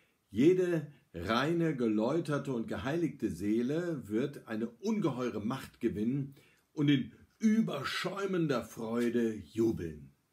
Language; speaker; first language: German; native; German